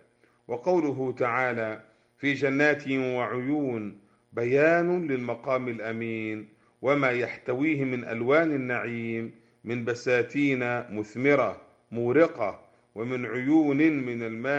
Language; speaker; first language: Arabic; native; Arabic